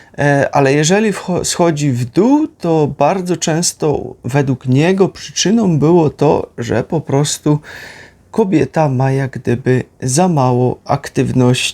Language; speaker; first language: Polish; native; Polish